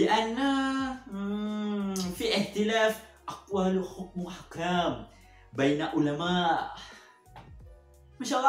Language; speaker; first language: Arabic; non-native, learner; Malay